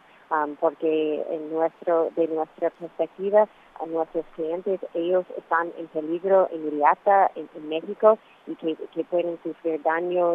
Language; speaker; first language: Spanish; non-native, fluent; English